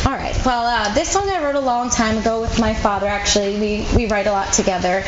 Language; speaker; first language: English; native; English